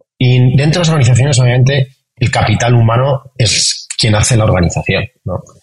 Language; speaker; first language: Spanish; native; Spanish